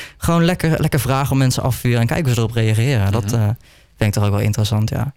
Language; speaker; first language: Dutch; native; Dutch